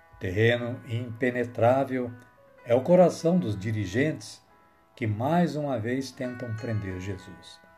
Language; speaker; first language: Portuguese; native; Portuguese